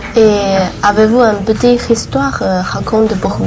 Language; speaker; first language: French; non-native, learner; Chinese